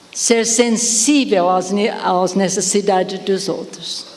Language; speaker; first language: Portuguese; non-native, fluent; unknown